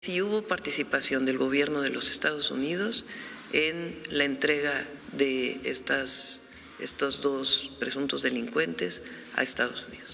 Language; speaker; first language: Spanish; native; Spanish